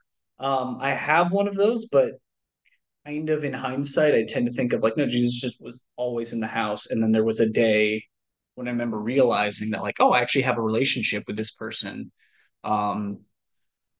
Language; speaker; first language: English; native; English